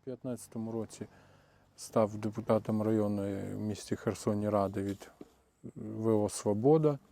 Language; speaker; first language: Ukrainian; native; Ukrainian